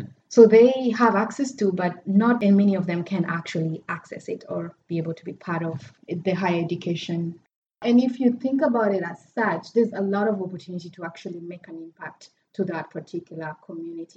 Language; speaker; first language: English; non-native, local second language; Kinyarwanda